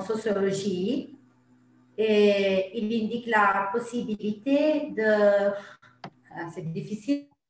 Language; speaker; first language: French; non-native, fluent; Italian